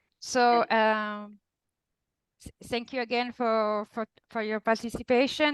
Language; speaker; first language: English; non-native, fluent; Italian